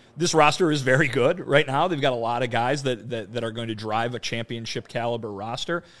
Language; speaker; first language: English; native; English